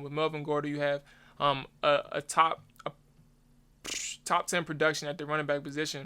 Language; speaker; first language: English; native; English